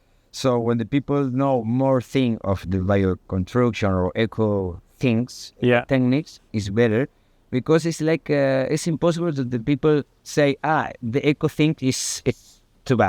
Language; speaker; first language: English; non-native, learner; Spanish